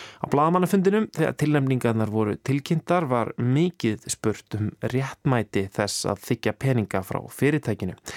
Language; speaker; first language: Icelandic; native; Icelandic